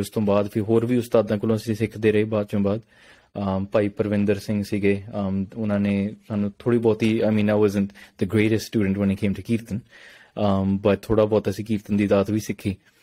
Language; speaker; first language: Punjabi; early bilingual, heritage; Punjabi